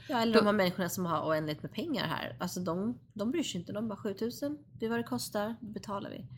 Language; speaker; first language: Swedish; native; Swedish